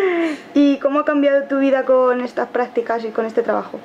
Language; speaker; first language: Spanish; native; Spanish